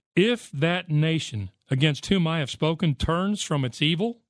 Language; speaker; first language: English; native; English